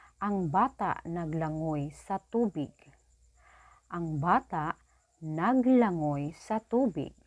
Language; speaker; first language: Cebuano; native; Cebuano